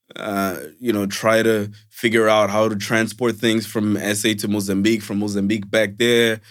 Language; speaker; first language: English; non-native, fluent; Portuguese